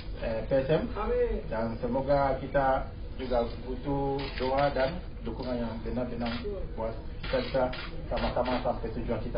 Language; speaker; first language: Indonesian; non-native, fluent; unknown